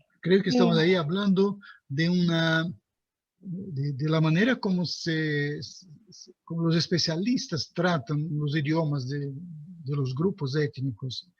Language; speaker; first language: Spanish; non-native, fluent; Portuguese